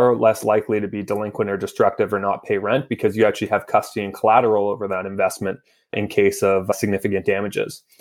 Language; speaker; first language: English; native; English